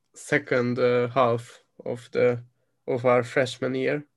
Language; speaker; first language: English; non-native, fluent; Hungarian